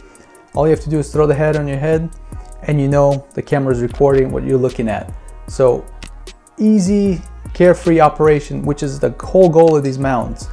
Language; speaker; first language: English; native; English